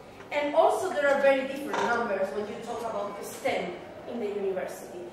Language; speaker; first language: English; non-native, fluent; Spanish